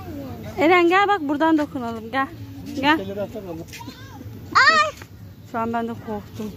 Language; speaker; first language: Turkish; native; Turkish